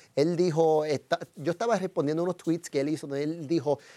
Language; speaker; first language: Spanish; early bilingual, heritage; Spanish